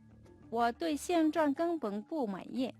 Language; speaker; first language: Chinese; non-native, fluent; Mongolian